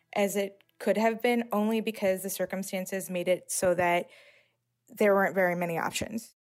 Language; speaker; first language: English; native; English